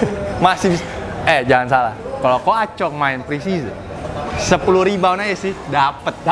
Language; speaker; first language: Indonesian; native; Indonesian